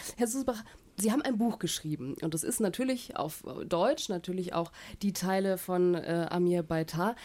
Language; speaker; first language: German; native; German